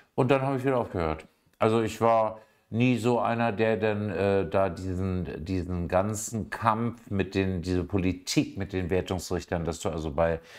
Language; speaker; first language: German; native; German